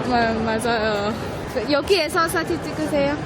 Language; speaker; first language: Korean; non-native, learner; Vietnamese